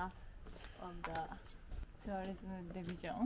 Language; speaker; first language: English; non-native, learner; Japanese